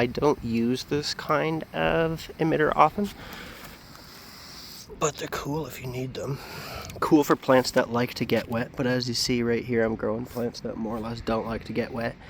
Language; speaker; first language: English; native; English